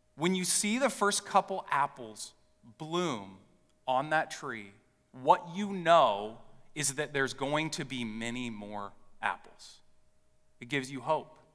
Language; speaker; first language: English; native; English